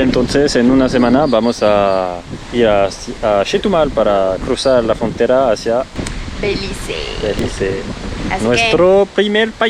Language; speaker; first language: Spanish; non-native, learner; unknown